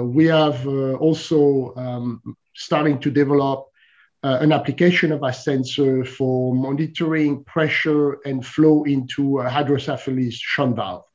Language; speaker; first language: English; non-native, fluent; French